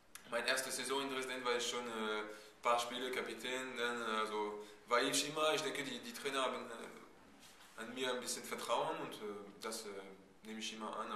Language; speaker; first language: German; non-native, fluent; French